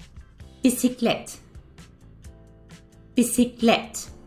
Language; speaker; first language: Turkish; non-native, fluent; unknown